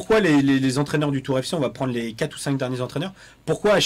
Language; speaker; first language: French; native; French